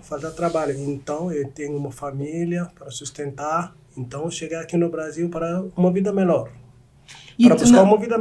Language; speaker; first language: Portuguese; non-native, learner; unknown